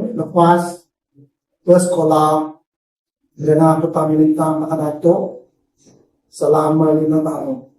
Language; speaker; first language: Malay; non-native, local second language; Chinese